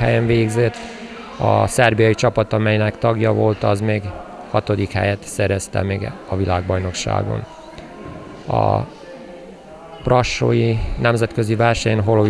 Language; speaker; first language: Hungarian; native; Hungarian